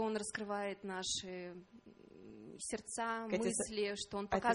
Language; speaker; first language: Russian; native; Russian